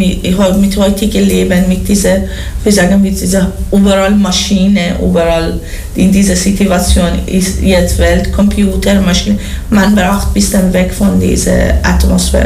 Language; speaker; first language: German; non-native, learner; Persian